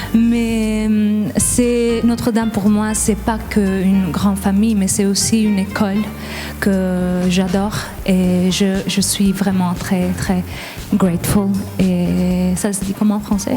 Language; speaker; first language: French; non-native, learner; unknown